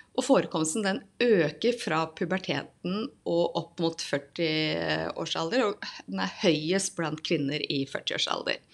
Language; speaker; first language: Norwegian; native; Norwegian